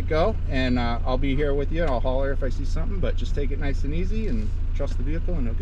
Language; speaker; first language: English; native; English